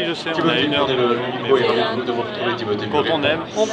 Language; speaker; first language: French; native; French